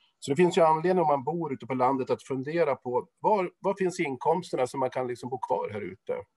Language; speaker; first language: Swedish; native; Swedish